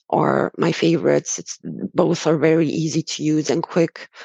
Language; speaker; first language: English; non-native, fluent; Romanian